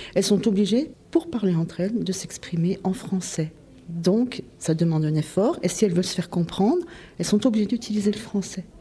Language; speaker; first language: French; native; French